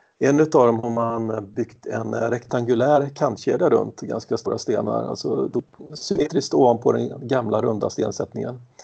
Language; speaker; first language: Swedish; native; Swedish